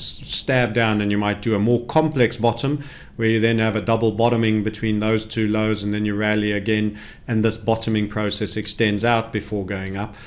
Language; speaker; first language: English; native; English